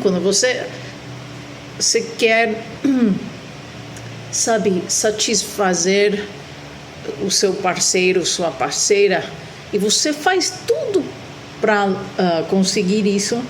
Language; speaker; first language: Portuguese; non-native, fluent; Spanish